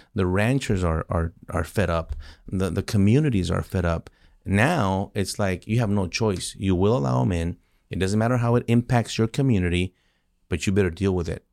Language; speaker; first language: English; early bilingual, other home language; Spanish